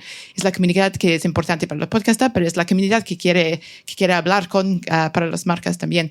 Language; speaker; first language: Spanish; non-native, fluent; French